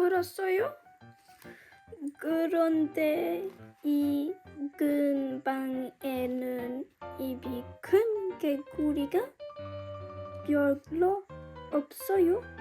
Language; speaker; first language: Korean; early bilingual, heritage; French